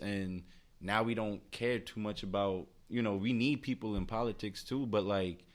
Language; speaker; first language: English; native; English